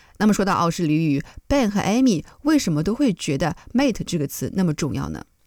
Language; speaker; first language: Chinese; native; Chinese